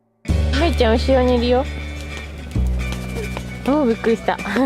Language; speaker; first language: Japanese; native; Japanese